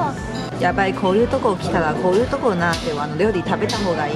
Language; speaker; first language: Japanese; non-native, fluent; Chinese